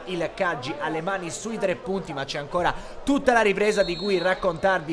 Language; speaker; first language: Italian; native; Italian